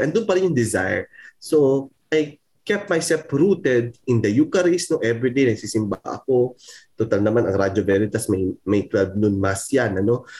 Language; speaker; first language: Filipino; non-native, local second language; Pampanga